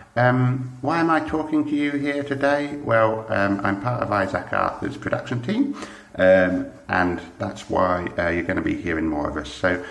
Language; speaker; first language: English; native; English